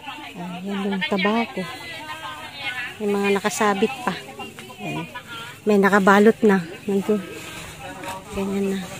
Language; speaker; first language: Filipino; non-native, local second language; Iloko